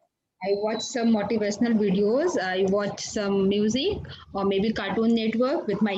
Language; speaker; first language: English; non-native, learner; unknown